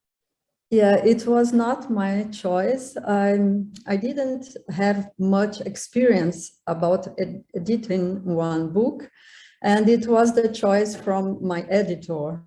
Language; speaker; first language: English; non-native, learner; Portuguese